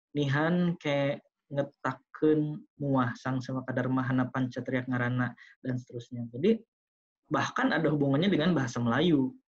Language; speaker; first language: Indonesian; non-native, local second language; Sundanese